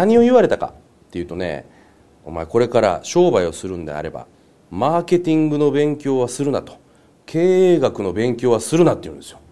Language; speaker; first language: Japanese; native; Japanese